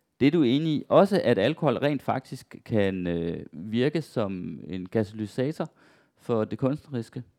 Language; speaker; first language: Danish; native; Danish